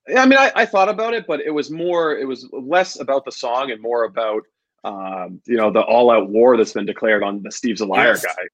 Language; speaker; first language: English; native; English